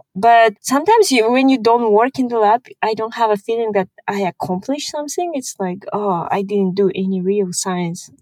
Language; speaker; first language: English; non-native, fluent; Kazakh